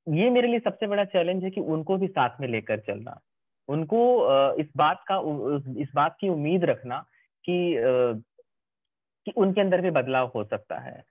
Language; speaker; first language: Hindi; native; Hindi